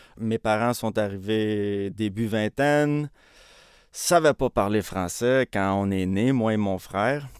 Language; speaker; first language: French; early bilingual, other home language; Spanish